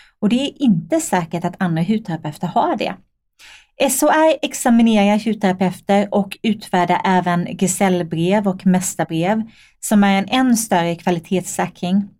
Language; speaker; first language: Swedish; native; Swedish